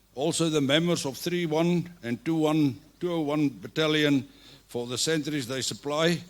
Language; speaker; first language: English; non-native, local second language; Afrikaans